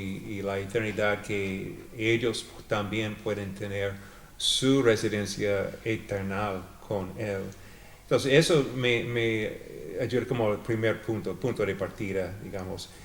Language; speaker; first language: Spanish; non-native, fluent; English